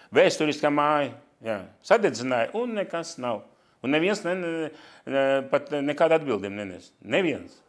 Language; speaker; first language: Latvian; non-native, local second language; Russian